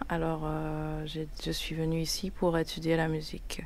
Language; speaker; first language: French; non-native, fluent; Persian